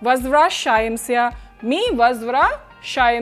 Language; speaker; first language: Russian; non-native, fluent; English